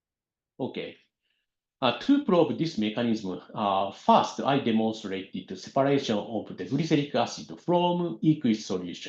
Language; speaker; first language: English; non-native, fluent; Japanese